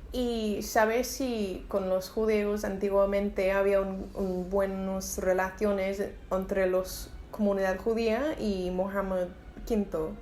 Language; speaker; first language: Spanish; non-native, learner; English